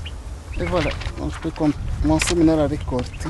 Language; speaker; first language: French; non-native, local second language; Kinyarwanda